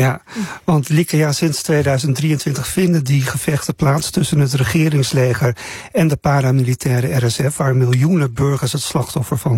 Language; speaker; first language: Dutch; native; Dutch